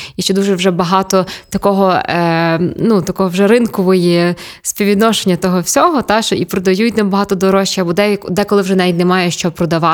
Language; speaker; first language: Ukrainian; native; Ukrainian